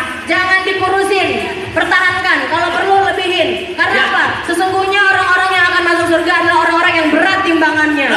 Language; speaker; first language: Indonesian; native; Indonesian